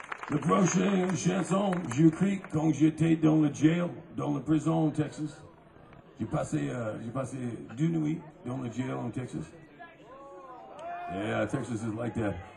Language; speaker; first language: French; non-native, learner; English